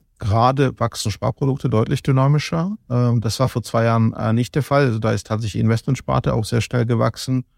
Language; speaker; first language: German; non-native, fluent; Georgian